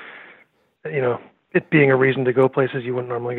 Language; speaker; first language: English; native; English